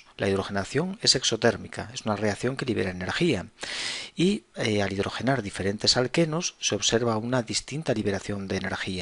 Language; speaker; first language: Spanish; native; Spanish